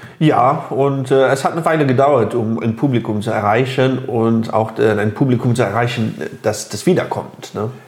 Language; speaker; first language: German; non-native, local second language; English